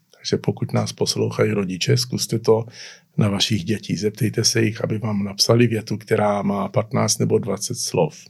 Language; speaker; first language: Czech; early bilingual, heritage; Czech